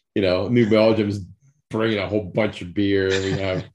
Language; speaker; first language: English; early bilingual, other home language; Spanish